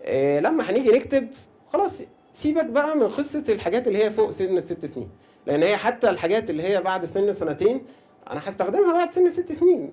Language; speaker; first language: Arabic; native; Arabic